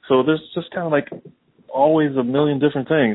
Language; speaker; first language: English; native; English